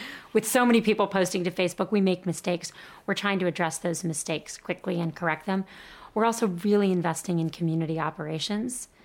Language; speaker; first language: English; native; English